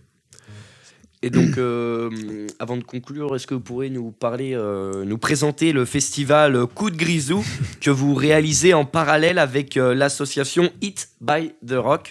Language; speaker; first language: French; native; French